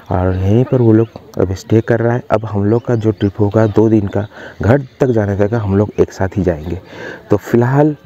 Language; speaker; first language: Hindi; non-native, local second language; Bangla